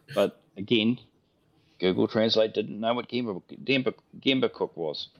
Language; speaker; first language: English; native; English